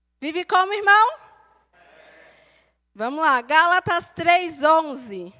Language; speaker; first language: Portuguese; native; Portuguese